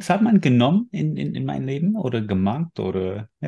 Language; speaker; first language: German; non-native, fluent; English